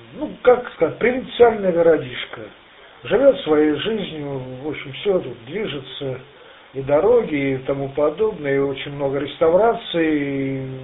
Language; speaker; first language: Russian; native; Russian